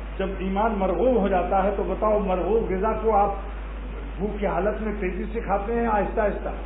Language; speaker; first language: Urdu; native; Urdu